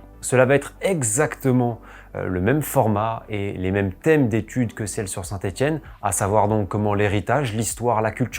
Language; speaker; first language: French; native; French